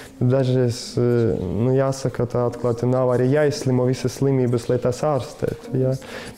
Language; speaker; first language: Latvian; non-native, fluent; Russian